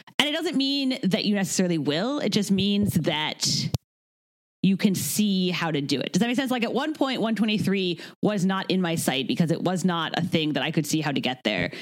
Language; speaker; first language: English; native; English